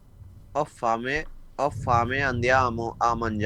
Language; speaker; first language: Italian; non-native, learner; Bangla